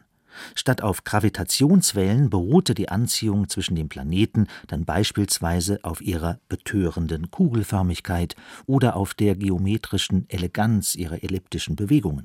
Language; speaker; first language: German; native; German